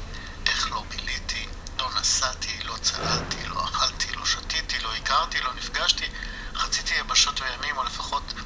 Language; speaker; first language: Hebrew; native; Hebrew